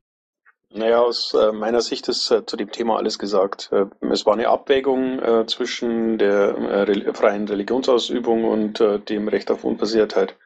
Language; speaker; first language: German; native; German